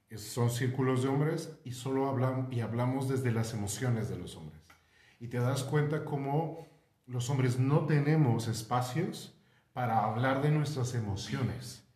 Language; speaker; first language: Spanish; native; Spanish